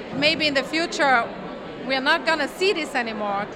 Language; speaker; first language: English; non-native, fluent; Italian